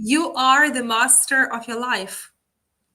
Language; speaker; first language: English; non-native, fluent; Ukrainian